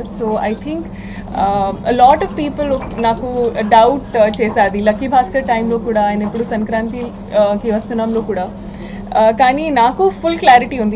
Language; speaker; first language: Telugu; non-native, fluent; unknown